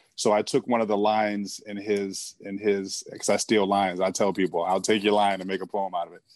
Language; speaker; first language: English; native; English